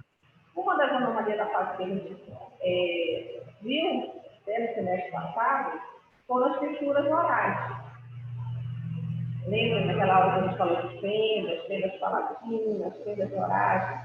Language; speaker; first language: Portuguese; native; Portuguese